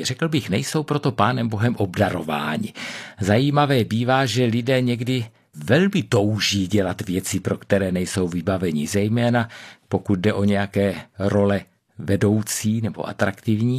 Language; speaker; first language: Czech; native; Czech